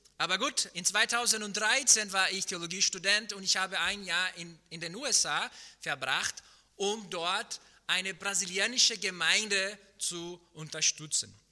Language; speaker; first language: German; non-native, fluent; Portuguese